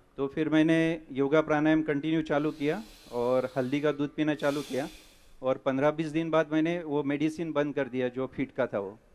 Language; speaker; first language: Hindi; non-native, local second language; Marathi